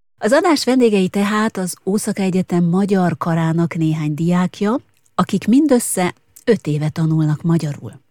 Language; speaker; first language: Hungarian; native; Hungarian